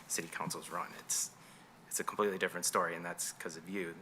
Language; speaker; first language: English; native; English